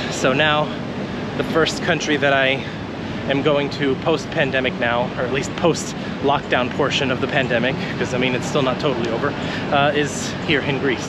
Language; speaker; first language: English; early bilingual, other home language; Greek